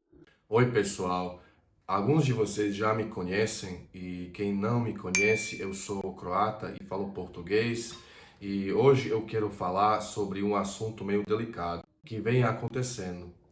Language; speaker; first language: Portuguese; non-native, fluent; Croatian